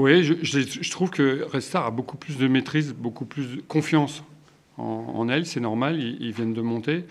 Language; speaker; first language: French; native; French